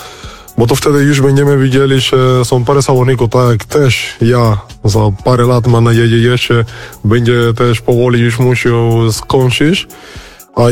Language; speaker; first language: Polish; non-native, fluent; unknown